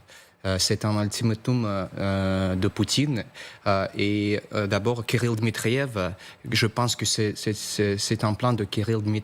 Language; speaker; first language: French; non-native, fluent; Russian